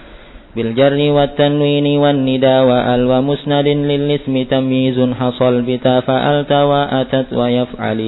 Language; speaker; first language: Arabic; non-native, learner; Indonesian